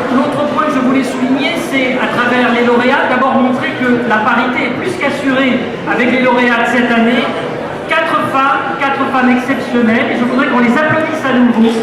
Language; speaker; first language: French; native; French